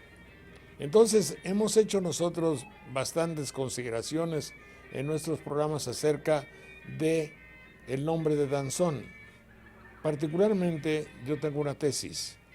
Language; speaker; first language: Spanish; native; Spanish